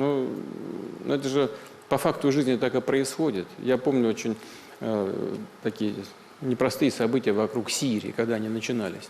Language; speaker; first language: Russian; native; Russian